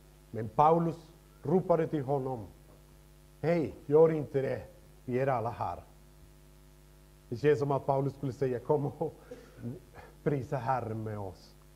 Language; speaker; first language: Swedish; non-native, fluent; Spanish